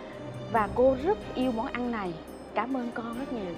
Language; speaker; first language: Vietnamese; native; Vietnamese